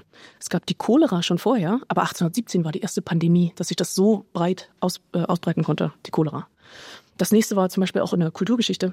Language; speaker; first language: German; native; German